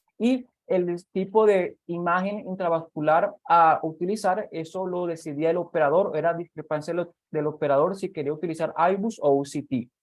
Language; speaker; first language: Spanish; native; Spanish